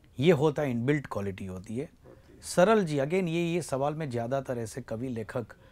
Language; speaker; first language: Hindi; non-native, local second language; Gujarati